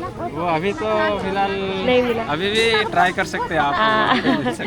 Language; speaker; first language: Hindi; non-native, local second language; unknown